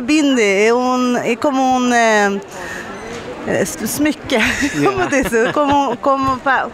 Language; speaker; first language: Spanish; non-native, learner; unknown